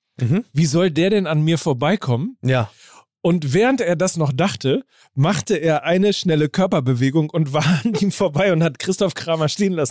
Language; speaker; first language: German; native; German